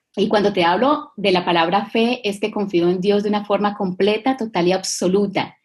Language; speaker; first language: Spanish; native; Spanish